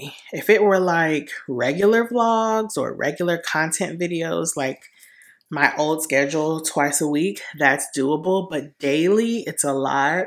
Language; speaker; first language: English; native; English